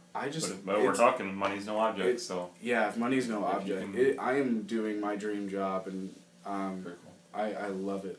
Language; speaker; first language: English; native; English